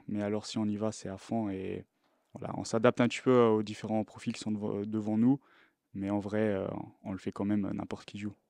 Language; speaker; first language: French; non-native, local second language; Luxembourgish